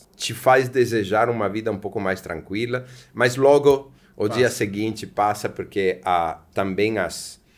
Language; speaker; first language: Portuguese; non-native, fluent; Italian